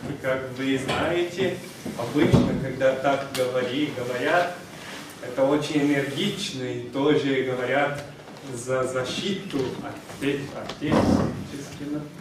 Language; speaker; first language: Russian; non-native, fluent; Portuguese